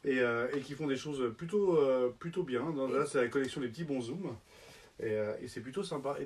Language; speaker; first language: French; native; French